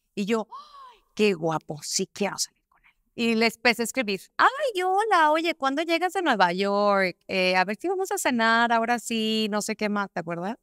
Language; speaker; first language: Spanish; native; Spanish